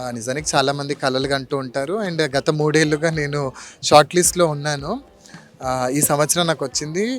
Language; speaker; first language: Telugu; non-native, local second language; Lambadi